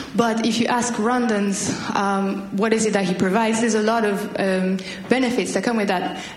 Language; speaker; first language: English; non-native, local second language; Kinyarwanda